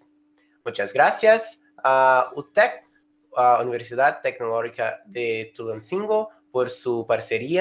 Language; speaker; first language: Spanish; non-native, fluent; Portuguese